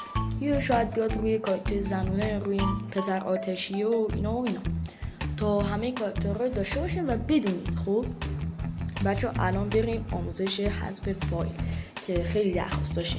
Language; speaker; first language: Persian; native; Persian